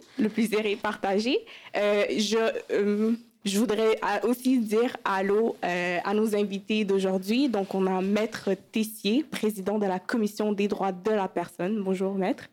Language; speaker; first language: French; early bilingual, other home language; Wolof